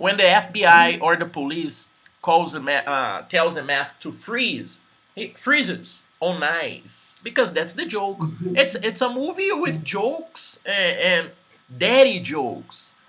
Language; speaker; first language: English; non-native, fluent; Portuguese